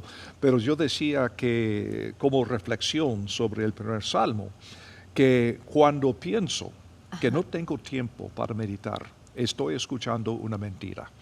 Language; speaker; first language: Spanish; non-native, fluent; English